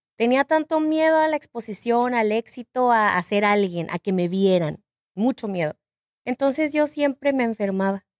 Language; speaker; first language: Spanish; native; Spanish